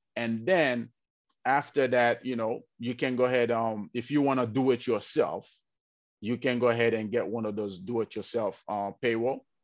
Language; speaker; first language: English; early bilingual, heritage; English